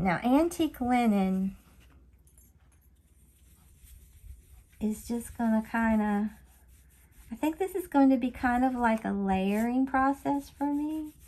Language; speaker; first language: English; native; English